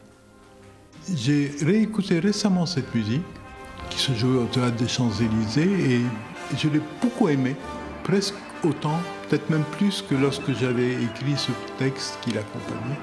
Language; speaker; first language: French; non-native, local second language; Arabic